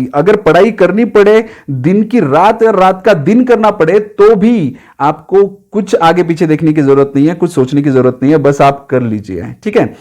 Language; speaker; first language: Hindi; non-native, local second language; Marathi